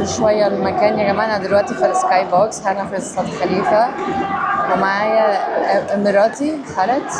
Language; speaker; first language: Egyptian Arabic; non-native, fluent; English